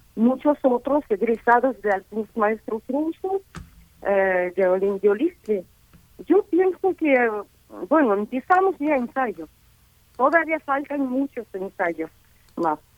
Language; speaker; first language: Spanish; non-native, fluent; Russian